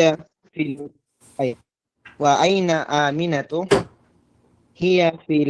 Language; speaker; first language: Arabic; non-native, learner; Filipino